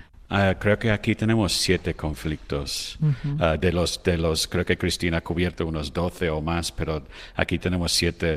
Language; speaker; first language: Spanish; non-native, fluent; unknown